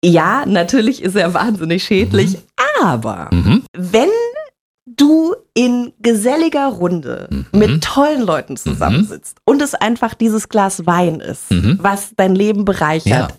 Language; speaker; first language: German; native; German